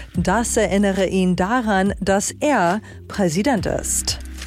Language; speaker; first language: German; native; German